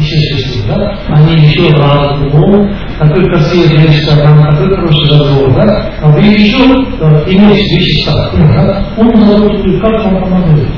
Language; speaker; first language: Russian; non-native, learner; Tibetan